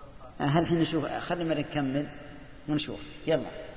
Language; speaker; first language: Arabic; native; Arabic